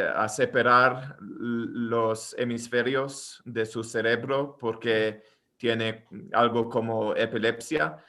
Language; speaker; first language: Spanish; non-native, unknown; English